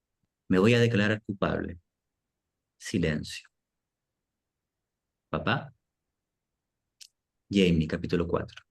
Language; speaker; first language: Spanish; native; Spanish